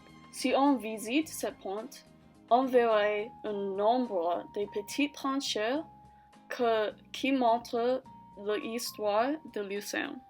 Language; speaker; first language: French; non-native, learner; English